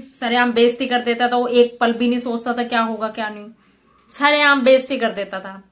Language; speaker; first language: Hindi; native; Hindi